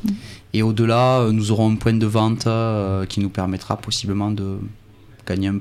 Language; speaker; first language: French; native; French